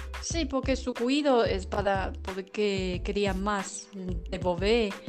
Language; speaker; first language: Spanish; non-native, learner; Chinese